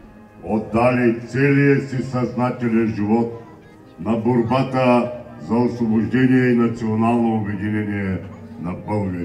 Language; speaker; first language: Bulgarian; native; Bulgarian